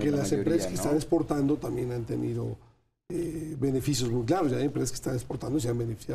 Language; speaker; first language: Spanish; native; Spanish